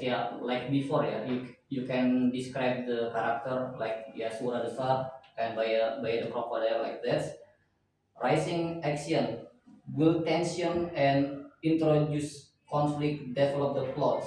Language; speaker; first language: English; non-native, learner; Indonesian